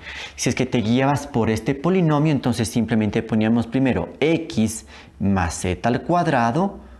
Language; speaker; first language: Spanish; native; Spanish